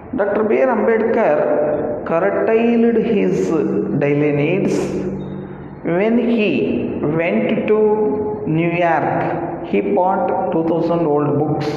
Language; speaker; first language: English; non-native, local second language; Kannada